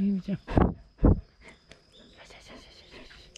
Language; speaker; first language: Japanese; native; Japanese